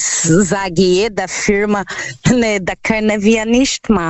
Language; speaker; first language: German; non-native, fluent; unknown